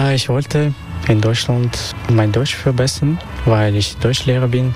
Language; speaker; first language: German; non-native, fluent; Russian